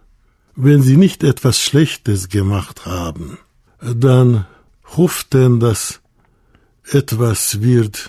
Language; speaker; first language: German; non-native, fluent; Hungarian